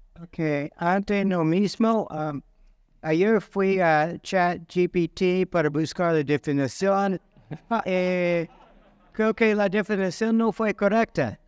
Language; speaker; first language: Spanish; non-native, fluent; English